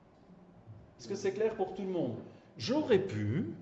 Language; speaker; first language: French; native; French